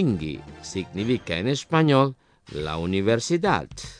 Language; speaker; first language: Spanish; non-native, fluent; Indonesian